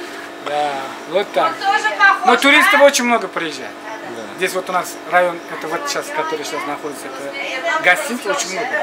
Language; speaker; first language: Russian; non-native, local second language; Uzbek